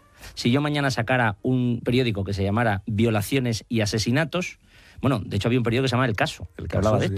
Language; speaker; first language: Spanish; native; Spanish